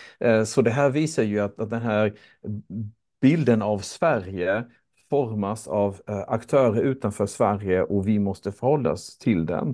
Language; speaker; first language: Swedish; native; Swedish